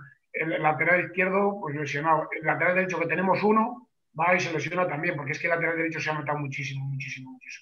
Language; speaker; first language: Spanish; native; Spanish